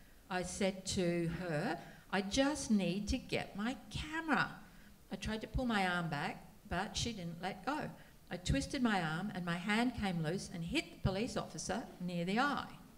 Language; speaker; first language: English; native; English